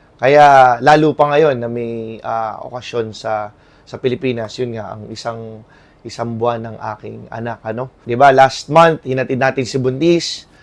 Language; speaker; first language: Filipino; native; Filipino